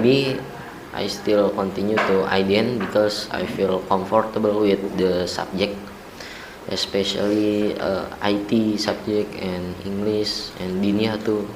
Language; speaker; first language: English; non-native, learner; Indonesian